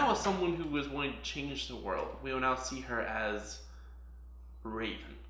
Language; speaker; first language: English; native; English